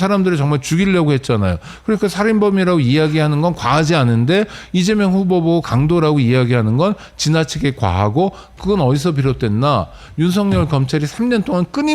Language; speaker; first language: Korean; native; Korean